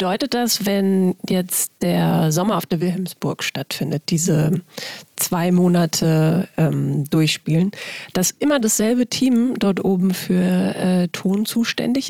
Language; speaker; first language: German; native; German